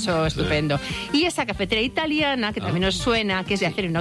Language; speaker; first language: Spanish; native; Spanish